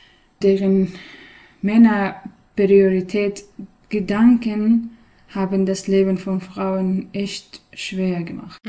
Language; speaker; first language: German; non-native, learner; Persian